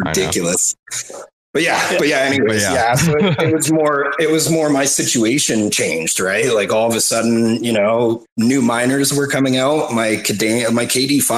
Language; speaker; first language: English; native; English